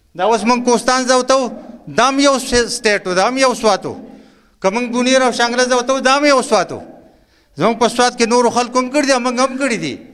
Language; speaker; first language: Pashto; native; Pashto